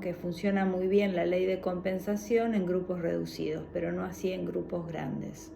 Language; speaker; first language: Spanish; native; Spanish